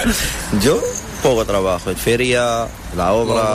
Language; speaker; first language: Spanish; non-native, learner; Arabic